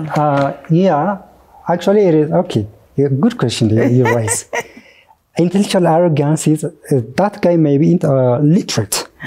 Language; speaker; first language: English; non-native, fluent; Oromo